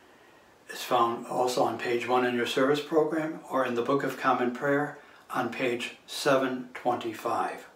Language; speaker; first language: English; native; English